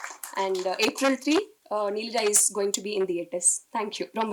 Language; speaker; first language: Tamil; non-native, learner; Telugu